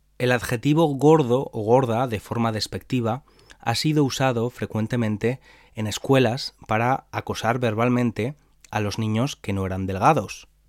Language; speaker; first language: Spanish; native; Spanish